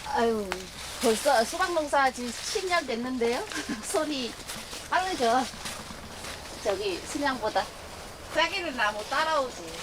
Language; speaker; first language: Korean; non-native, learner; Vietnamese